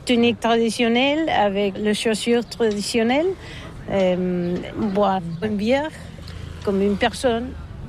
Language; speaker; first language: French; non-native, learner; Catalan